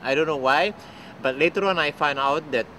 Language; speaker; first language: English; non-native, fluent; Indonesian